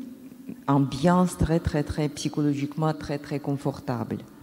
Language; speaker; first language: French; non-native, learner; Russian